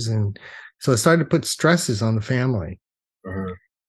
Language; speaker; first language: English; native; English